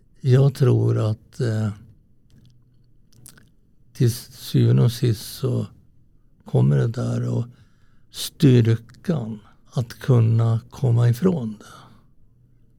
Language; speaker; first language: Swedish; early bilingual, other home language; Italian